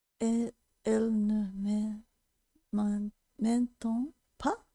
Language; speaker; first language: French; non-native, learner; Japanese